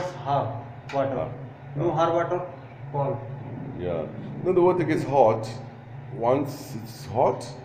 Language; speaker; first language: English; non-native, learner; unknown